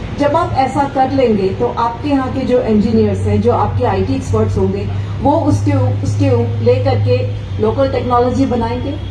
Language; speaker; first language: Hindi; native; Hindi